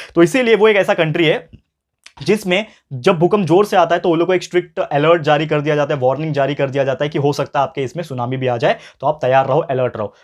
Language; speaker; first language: Hindi; native; Hindi